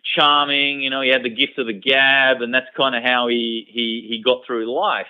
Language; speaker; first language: English; native; English